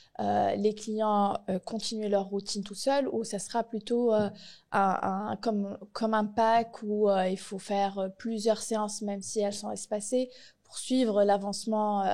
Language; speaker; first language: French; native; French